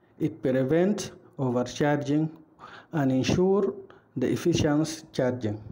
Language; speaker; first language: English; non-native, fluent; Arabic